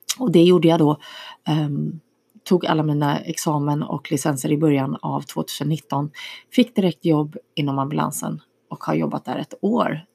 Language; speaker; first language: Swedish; early bilingual, other home language; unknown